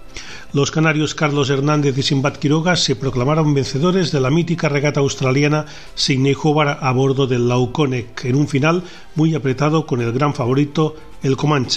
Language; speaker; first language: Spanish; native; Spanish